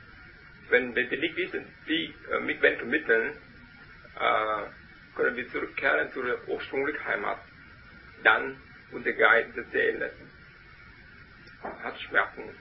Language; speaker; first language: German; non-native, learner; Vietnamese